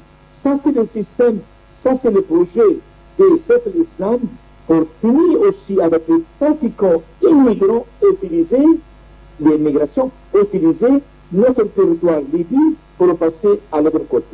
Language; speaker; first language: French; non-native, learner; Arabic